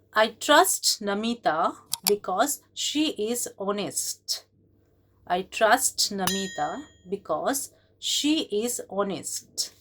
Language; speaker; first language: English; non-native, local second language; Bangla